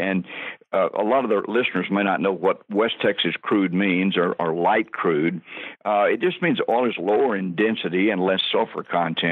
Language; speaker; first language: English; native; English